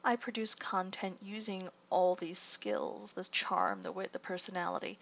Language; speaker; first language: English; native; English